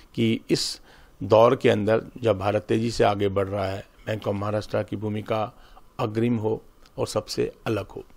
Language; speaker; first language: Hindi; native; Hindi